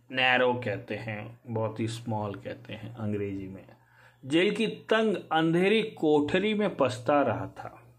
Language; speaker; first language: Hindi; native; Hindi